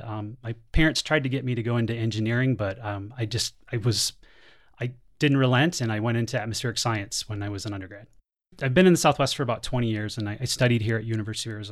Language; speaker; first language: English; native; English